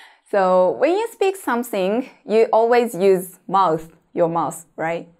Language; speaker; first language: English; non-native, fluent; Japanese